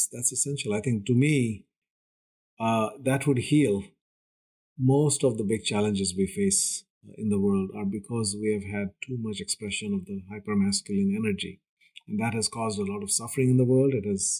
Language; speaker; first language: English; non-native, local second language; Hindi